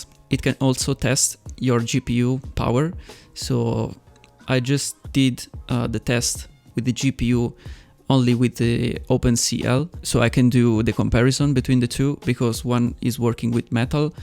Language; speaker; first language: English; non-native, fluent; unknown